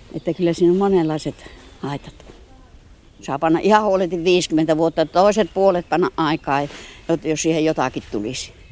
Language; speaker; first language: Finnish; native; Finnish